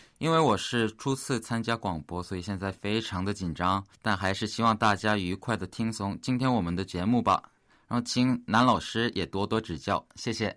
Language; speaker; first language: Chinese; early bilingual, other home language; Korean